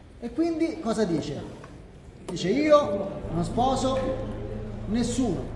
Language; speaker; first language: Italian; native; Italian